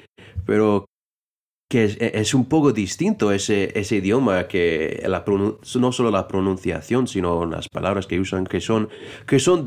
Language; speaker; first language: Spanish; non-native, fluent; English